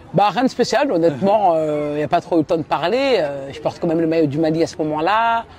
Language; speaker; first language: French; native; French